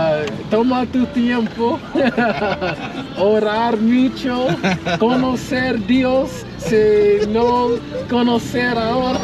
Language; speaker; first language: Spanish; non-native, learner; English